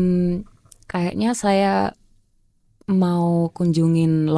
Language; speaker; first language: Indonesian; early bilingual, heritage; German